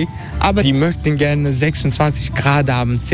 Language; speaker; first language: German; non-native, learner; Turkish